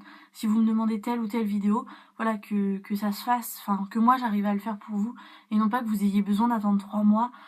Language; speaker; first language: French; native; French